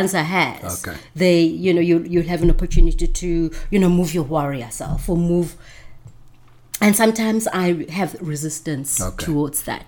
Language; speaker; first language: English; non-native, local second language; Northern Sotho